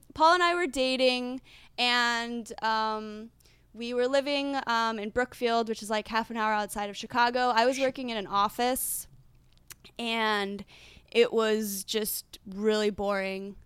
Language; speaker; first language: English; native; English